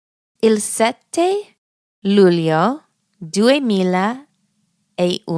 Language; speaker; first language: Italian; non-native, learner; English